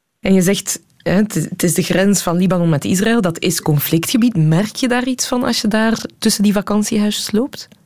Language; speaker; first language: Dutch; native; Dutch